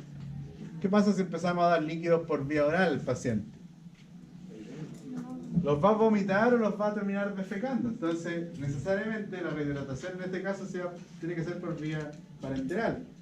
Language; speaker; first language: Spanish; native; Spanish